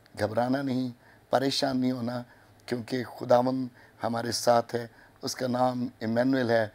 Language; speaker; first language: Urdu; non-native, local second language; Punjabi